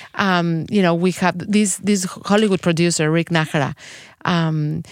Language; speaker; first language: English; non-native, fluent; Spanish